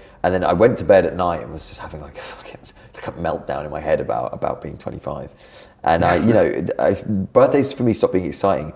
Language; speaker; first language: English; native; English